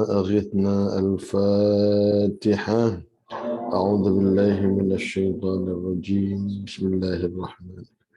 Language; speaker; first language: Arabic; non-native, fluent; Javanese